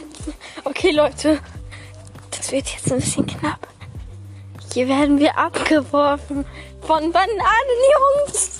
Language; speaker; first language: German; native; German